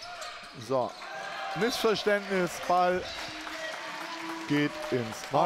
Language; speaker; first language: German; native; German